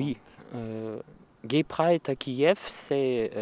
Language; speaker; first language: French; non-native, learner; Russian